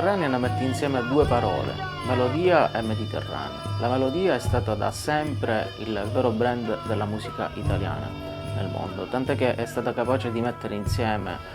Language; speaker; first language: Italian; native; Italian